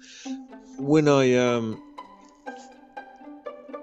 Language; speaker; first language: English; native; English